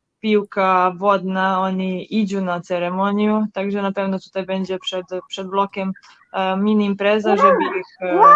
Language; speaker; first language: Polish; non-native, learner; Serbian